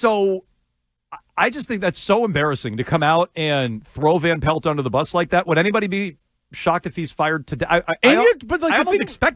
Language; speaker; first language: English; native; English